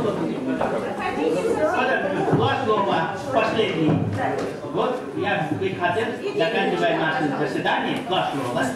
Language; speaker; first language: Russian; non-native, fluent; Nepali